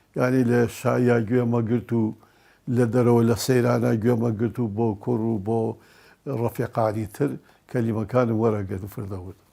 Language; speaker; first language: Central Kurdish; non-native, local second language; Gurani